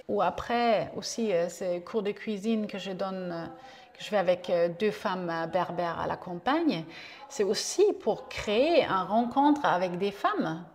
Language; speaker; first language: French; non-native, fluent; German